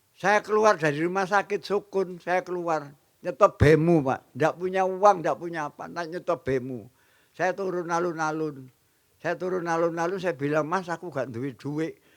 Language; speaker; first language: Indonesian; non-native, local second language; Javanese